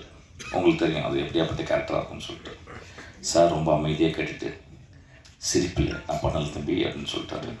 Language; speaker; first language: Tamil; native; Tamil